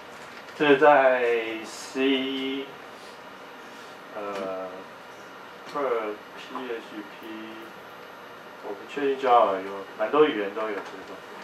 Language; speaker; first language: Chinese; native; Chinese